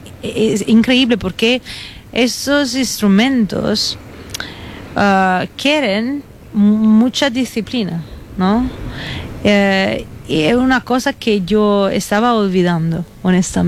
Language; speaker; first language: Spanish; non-native, fluent; Italian